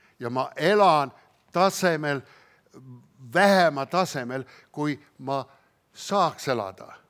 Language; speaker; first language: Estonian; early bilingual, heritage; Estonian